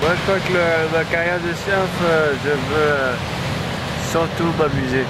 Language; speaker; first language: French; early bilingual, heritage; French